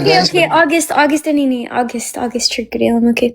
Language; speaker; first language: Amharic; non-native, learner; English